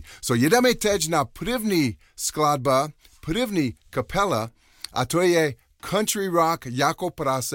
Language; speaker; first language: Czech; non-native, learner; English